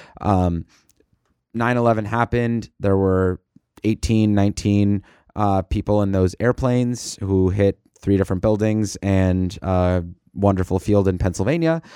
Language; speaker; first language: English; native; English